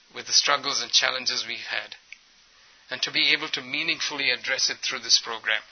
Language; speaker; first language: English; early bilingual, other home language; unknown